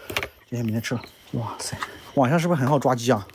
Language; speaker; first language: Chinese; native; Chinese